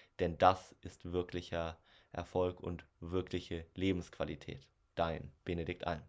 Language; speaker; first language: German; native; German